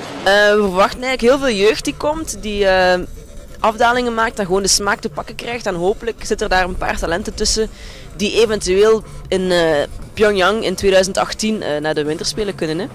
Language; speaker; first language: Dutch; native; Dutch